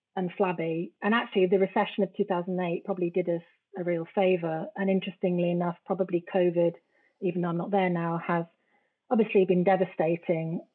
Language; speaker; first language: English; native; English